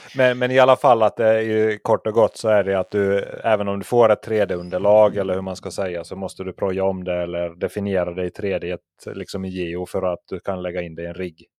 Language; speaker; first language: Swedish; native; Swedish